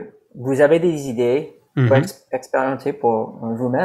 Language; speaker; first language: French; non-native, learner; English